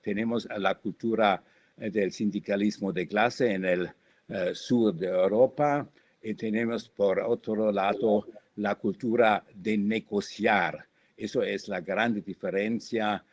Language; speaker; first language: Spanish; non-native, fluent; German